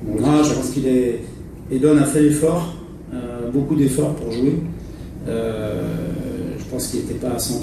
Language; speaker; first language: French; native; French